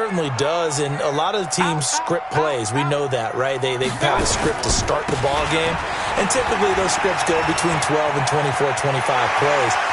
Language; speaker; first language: English; native; English